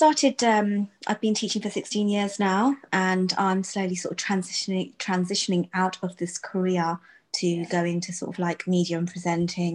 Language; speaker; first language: English; native; English